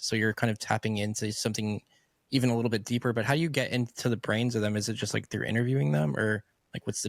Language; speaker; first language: English; native; English